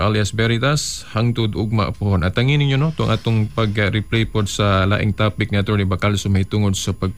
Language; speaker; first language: Cebuano; native; Cebuano